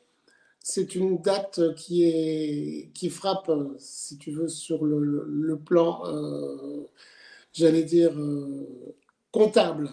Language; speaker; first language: French; native; French